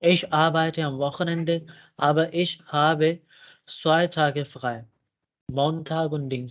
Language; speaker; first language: German; non-native, fluent; Urdu